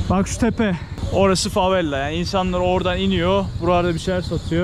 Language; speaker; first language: Turkish; native; Turkish